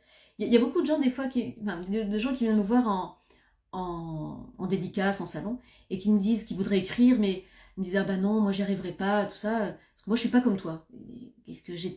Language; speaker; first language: French; native; French